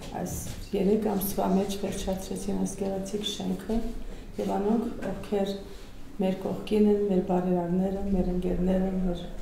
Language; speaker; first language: Armenian; early bilingual, heritage; Armenian